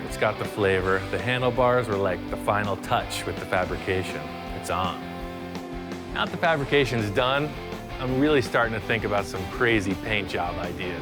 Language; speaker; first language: English; native; English